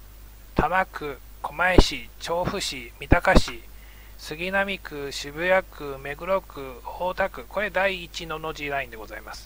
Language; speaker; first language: Japanese; native; Japanese